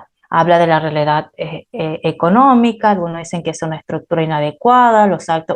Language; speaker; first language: Spanish; native; Spanish